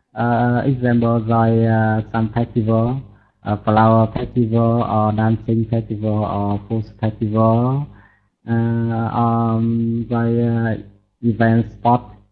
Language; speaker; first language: English; non-native, learner; Vietnamese